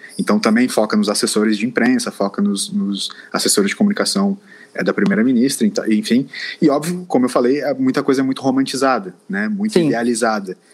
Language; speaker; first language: Portuguese; native; Portuguese